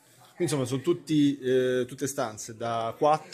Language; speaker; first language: Italian; native; Italian